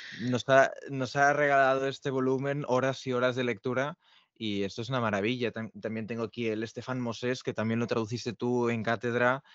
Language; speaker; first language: Spanish; non-native, local second language; Catalan